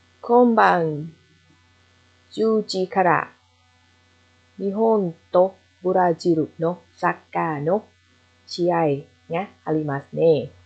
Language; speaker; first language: Japanese; non-native, fluent; Thai